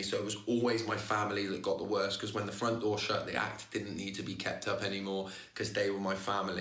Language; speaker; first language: English; native; English